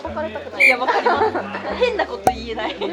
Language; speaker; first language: Japanese; native; Japanese